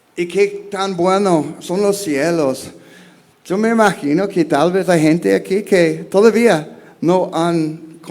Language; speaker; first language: Spanish; non-native, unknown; English